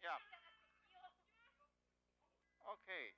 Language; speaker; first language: English; non-native, learner; Japanese